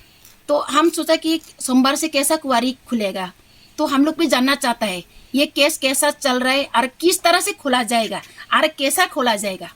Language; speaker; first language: Hindi; non-native, local second language; Garo